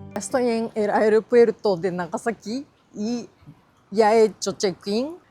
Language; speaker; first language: Spanish; non-native, fluent; Japanese